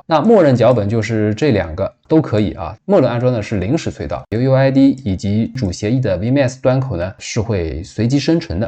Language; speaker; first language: Chinese; native; Chinese